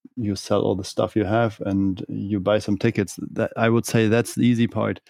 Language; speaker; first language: English; non-native, fluent; German